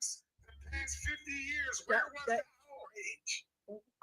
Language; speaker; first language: English; native; English